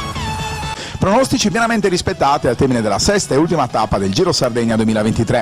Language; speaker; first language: Italian; native; Italian